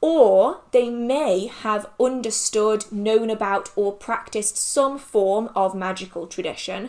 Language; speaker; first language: English; native; English